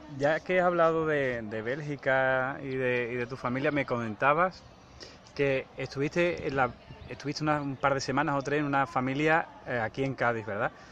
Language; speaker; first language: Spanish; native; Spanish